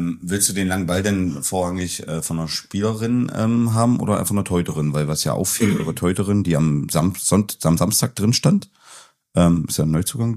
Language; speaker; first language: German; native; German